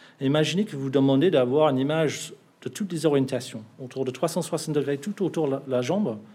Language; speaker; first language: French; non-native, fluent; English